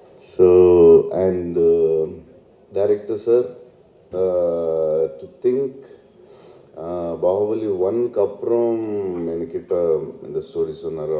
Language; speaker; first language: Tamil; non-native, learner; Telugu